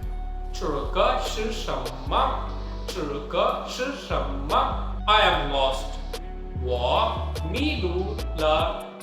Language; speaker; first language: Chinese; non-native, learner; Urdu